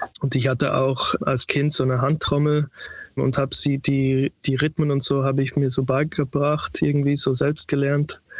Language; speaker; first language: German; early bilingual, heritage; German